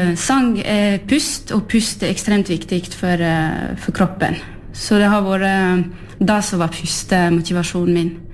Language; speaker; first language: Norwegian; early bilingual, heritage; French